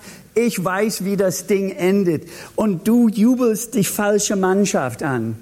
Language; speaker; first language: German; non-native, fluent; English